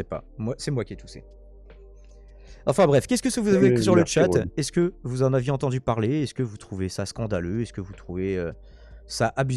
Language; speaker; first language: French; native; French